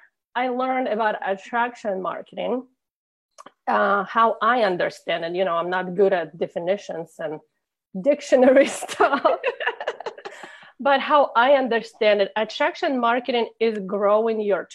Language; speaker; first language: English; non-native, fluent; Russian